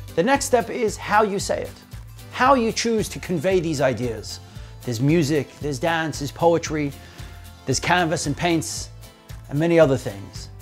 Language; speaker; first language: English; native; English